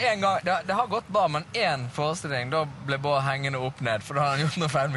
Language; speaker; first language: Norwegian; native; Norwegian